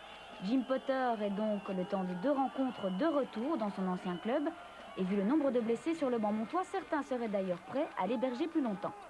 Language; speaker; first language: French; native; French